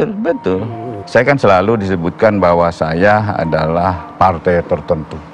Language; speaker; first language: Indonesian; native; Indonesian